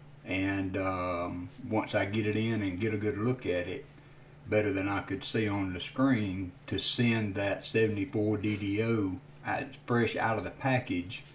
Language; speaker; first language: English; native; English